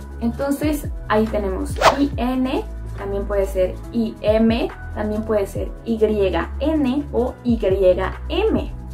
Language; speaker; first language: Spanish; native; Spanish